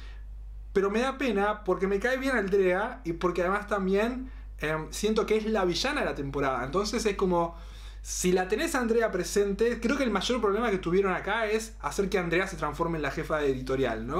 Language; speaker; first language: Spanish; native; Spanish